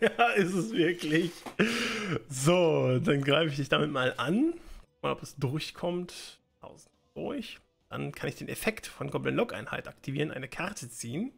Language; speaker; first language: German; native; German